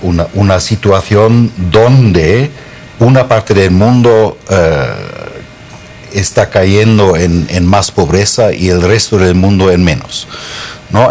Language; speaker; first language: Spanish; non-native, fluent; German